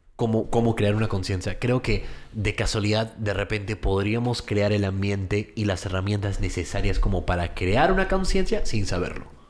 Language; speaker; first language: Spanish; early bilingual, heritage; Spanish